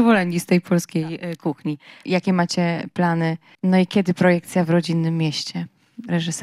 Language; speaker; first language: Polish; native; Polish